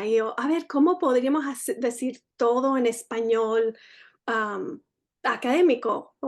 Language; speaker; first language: Spanish; early bilingual, heritage; Spanish